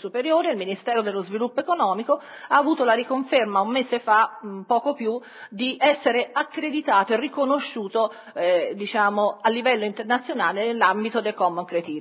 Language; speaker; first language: Italian; native; Italian